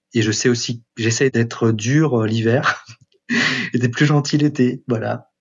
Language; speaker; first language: French; native; French